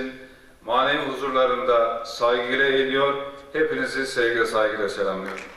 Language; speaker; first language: Turkish; native; Turkish